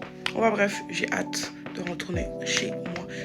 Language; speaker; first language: French; native; French